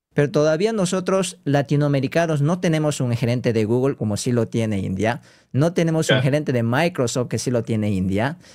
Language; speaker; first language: Spanish; non-native, fluent; Korean